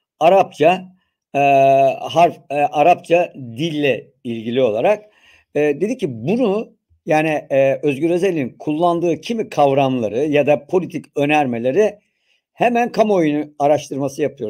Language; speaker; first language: Turkish; native; Turkish